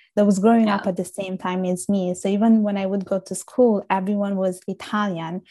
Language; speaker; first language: English; early bilingual, other home language; Italian